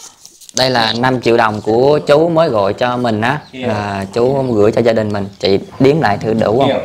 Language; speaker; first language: Vietnamese; native; Vietnamese